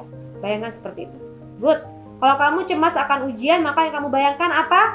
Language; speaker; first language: Indonesian; native; Indonesian